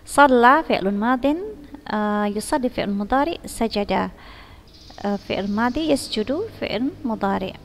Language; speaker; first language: Arabic; non-native, fluent; Indonesian